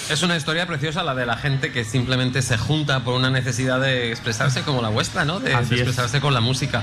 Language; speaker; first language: Spanish; native; Spanish